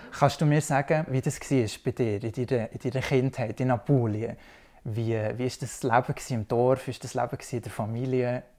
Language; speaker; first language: German; native; German